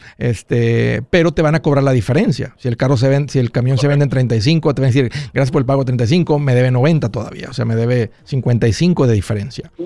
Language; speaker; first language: Spanish; early bilingual, heritage; Spanish